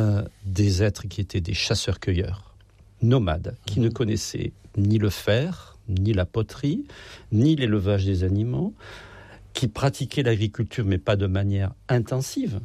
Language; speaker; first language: French; native; French